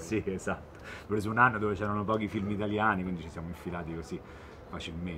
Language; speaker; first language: Italian; native; Italian